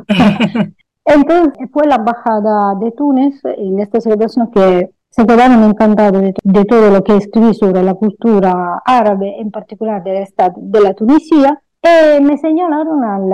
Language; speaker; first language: Spanish; non-native, fluent; Italian